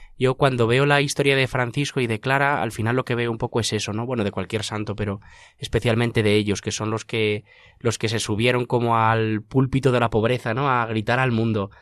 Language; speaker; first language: Spanish; native; Spanish